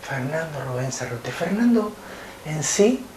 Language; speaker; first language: Spanish; native; Spanish